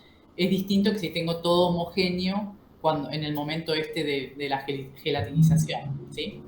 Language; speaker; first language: Spanish; native; Spanish